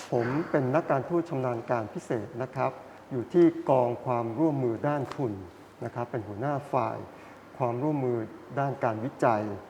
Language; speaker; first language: Thai; native; Thai